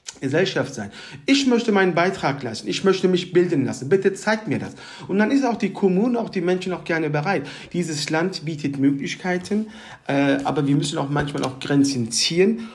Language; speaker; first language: German; early bilingual, other home language; Turkish